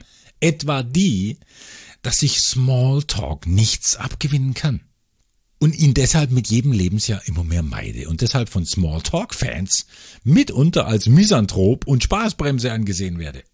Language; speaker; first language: German; native; German